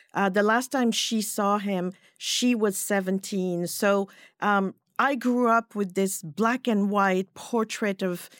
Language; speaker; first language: English; non-native, fluent; French